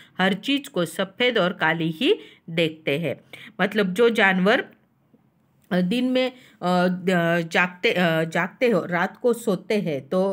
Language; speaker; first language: Hindi; non-native, local second language; Marathi